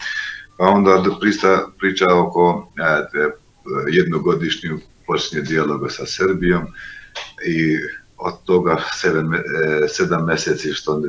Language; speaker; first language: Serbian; non-native, local second language; Albanian